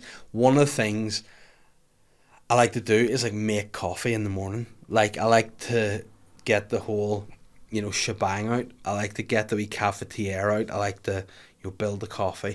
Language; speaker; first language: English; native; English